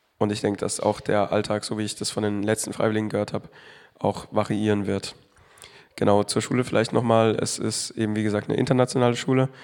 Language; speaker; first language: German; native; German